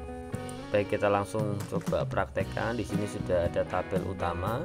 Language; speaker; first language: Indonesian; native; Indonesian